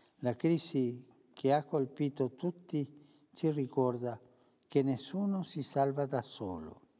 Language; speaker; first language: Italian; early bilingual, heritage; Spanish